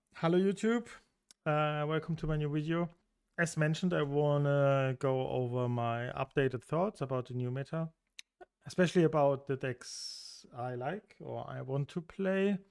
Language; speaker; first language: English; non-native, fluent; German